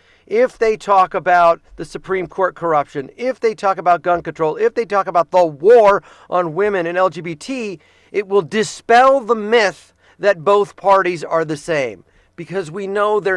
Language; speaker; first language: English; native; English